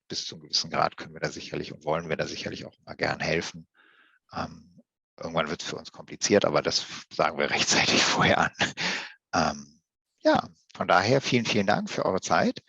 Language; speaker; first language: German; native; German